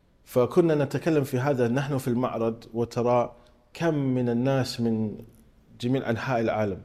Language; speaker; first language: Arabic; non-native, fluent; English